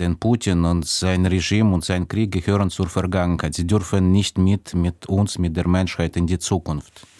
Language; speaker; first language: German; non-native, fluent; Russian